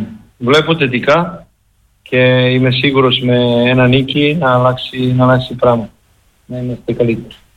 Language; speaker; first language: Greek; non-native, learner; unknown